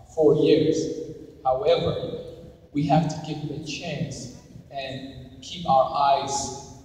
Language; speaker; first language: English; non-native, fluent; Somali